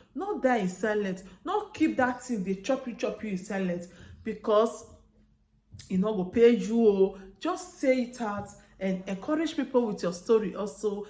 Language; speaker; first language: Nigerian Pidgin; non-native, local second language; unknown